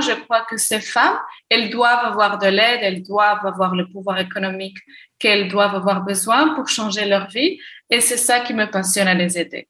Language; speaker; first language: French; non-native, local second language; Arabic